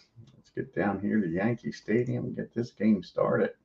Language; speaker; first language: English; native; English